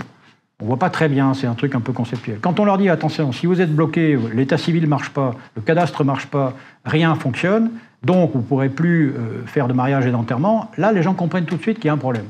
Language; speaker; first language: French; native; French